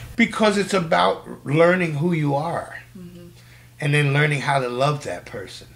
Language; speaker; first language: English; native; English